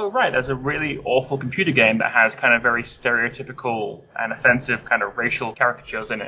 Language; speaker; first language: English; native; English